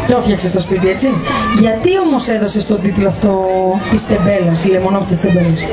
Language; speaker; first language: Greek; native; Greek